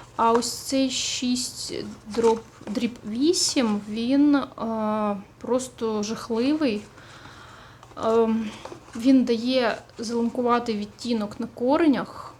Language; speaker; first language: Ukrainian; non-native, local second language; Russian